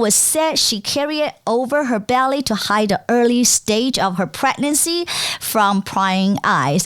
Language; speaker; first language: English; non-native, fluent; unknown